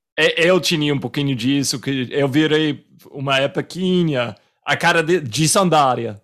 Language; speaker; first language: Portuguese; non-native, fluent; English